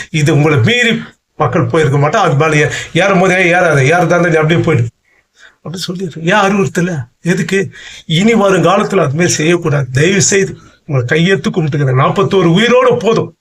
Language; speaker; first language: Tamil; native; Tamil